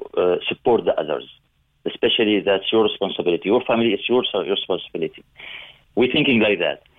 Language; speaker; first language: English; non-native, learner; Arabic